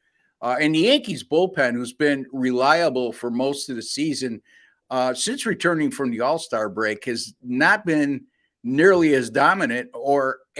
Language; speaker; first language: English; native; English